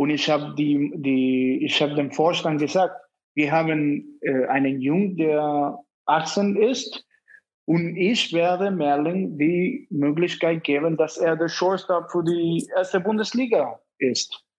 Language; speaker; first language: German; non-native, fluent; Spanish